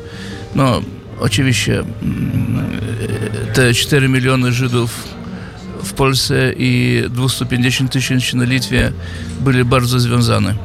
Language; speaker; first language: Polish; non-native, fluent; Yiddish